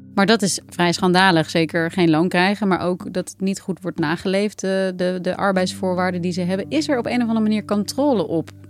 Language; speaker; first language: Dutch; native; Dutch